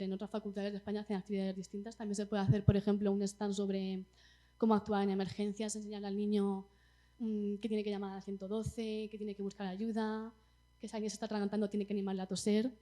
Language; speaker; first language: Spanish; native; Spanish